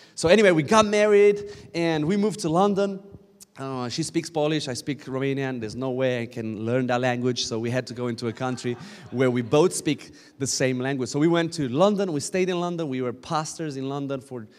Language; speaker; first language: English; non-native, fluent; Romanian